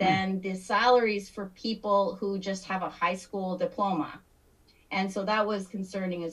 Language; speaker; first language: English; native; English